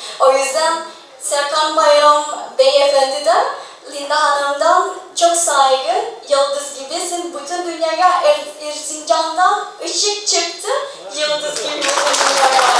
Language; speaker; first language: Turkish; non-native, learner; Indonesian